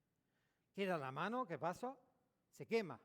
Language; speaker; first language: Spanish; non-native, learner; French